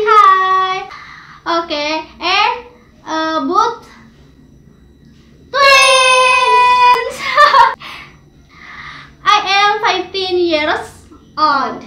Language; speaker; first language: English; non-native, learner; Indonesian